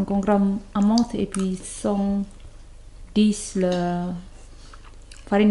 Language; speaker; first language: French; non-native, learner; Indonesian